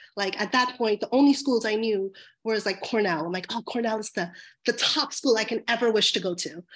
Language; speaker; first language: English; native; English